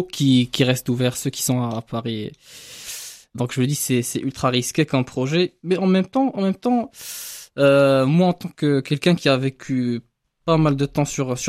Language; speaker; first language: French; non-native, local second language; Arabic